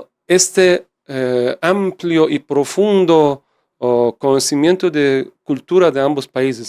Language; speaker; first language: Portuguese; non-native, fluent; Persian